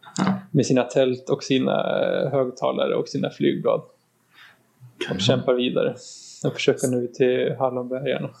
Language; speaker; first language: Swedish; native; Swedish